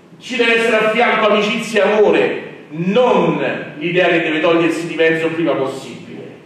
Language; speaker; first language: Italian; native; Italian